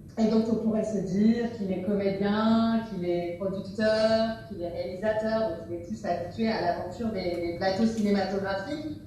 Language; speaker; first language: French; non-native, fluent; Italian